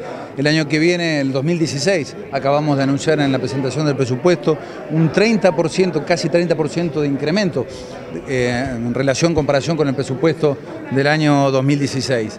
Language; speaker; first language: Spanish; native; Spanish